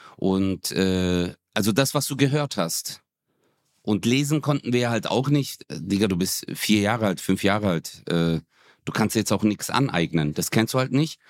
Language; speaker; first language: German; early bilingual, other home language; Turkish